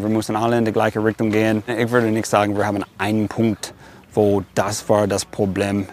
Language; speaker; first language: German; non-native, fluent; English